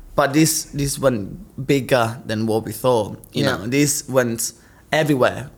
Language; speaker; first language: English; non-native, fluent; Italian